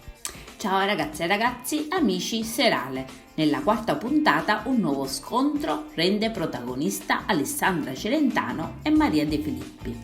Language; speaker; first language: Italian; native; Italian